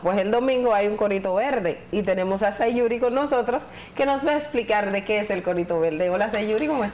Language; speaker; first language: Spanish; native; Spanish